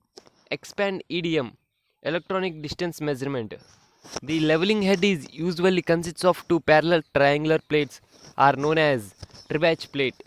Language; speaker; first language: English; non-native, local second language; Telugu